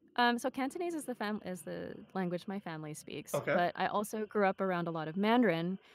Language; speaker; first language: English; native; English